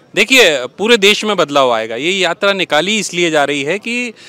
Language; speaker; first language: Hindi; native; Hindi